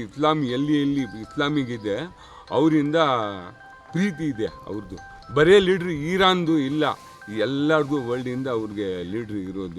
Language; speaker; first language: Kannada; non-native, local second language; Urdu